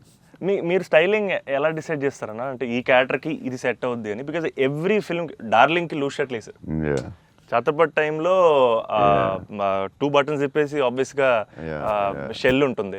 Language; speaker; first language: Telugu; native; Telugu